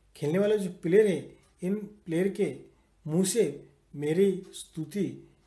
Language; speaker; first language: Hindi; non-native, local second language; Marathi